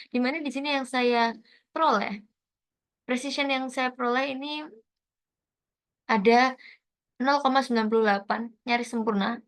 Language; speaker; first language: Indonesian; native; Indonesian